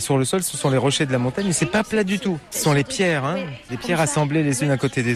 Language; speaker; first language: French; native; French